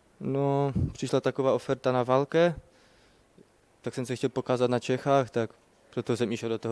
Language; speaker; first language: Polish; non-native, learner; Czech